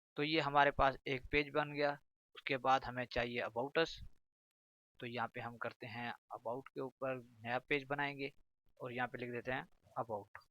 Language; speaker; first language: Urdu; non-native, local second language; Punjabi